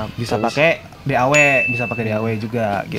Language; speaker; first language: Indonesian; native; Indonesian